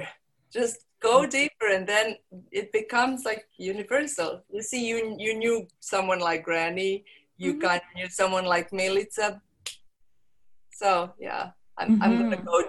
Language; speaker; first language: English; non-native, fluent; Serbian